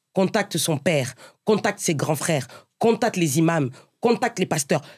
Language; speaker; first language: French; native; French